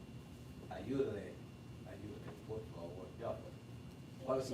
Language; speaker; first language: Spanish; non-native, fluent; English